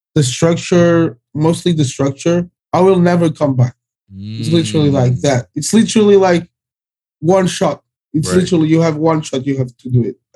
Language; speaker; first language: English; early bilingual, other home language; Portuguese